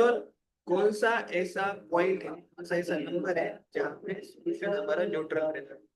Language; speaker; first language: Hindi; non-native, local second language; Marathi